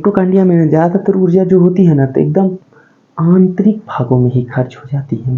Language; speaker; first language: Hindi; native; Hindi